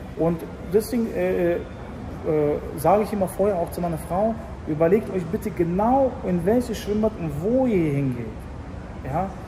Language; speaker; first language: German; early bilingual, other home language; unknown